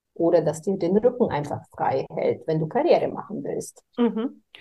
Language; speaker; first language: German; non-native, fluent; Bulgarian